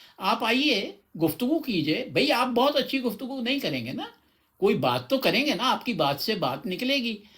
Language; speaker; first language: Urdu; non-native, local second language; Punjabi